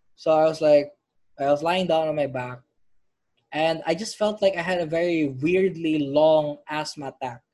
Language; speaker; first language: English; non-native, local second language; Filipino